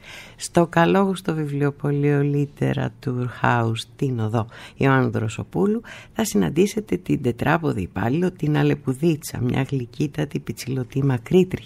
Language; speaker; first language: Greek; native; Greek